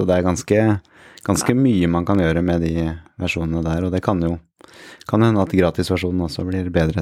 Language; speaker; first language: Norwegian; native; Norwegian